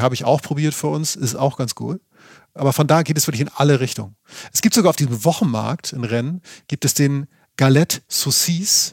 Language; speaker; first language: German; native; German